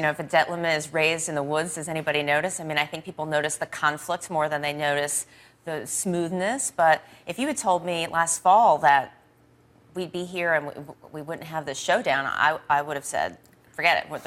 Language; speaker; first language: English; native; English